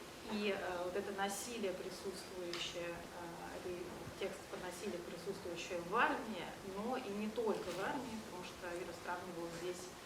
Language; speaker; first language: Russian; native; Russian